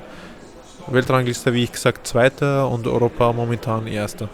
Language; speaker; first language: German; non-native, fluent; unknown